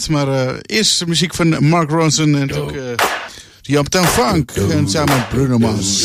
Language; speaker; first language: Dutch; native; Dutch